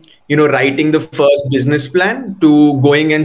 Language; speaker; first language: English; non-native, local second language; Hindi